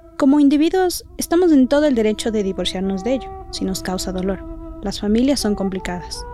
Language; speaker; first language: Spanish; native; Spanish